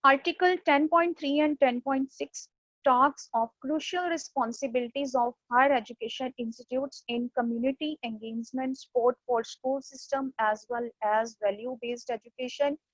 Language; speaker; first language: English; non-native, local second language; Punjabi